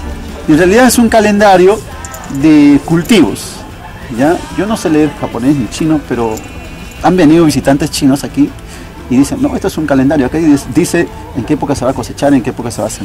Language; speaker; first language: Spanish; native; Spanish